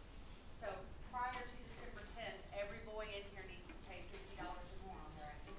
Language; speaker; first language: English; native; English